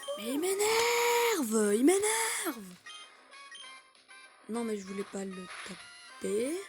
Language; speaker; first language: French; native; French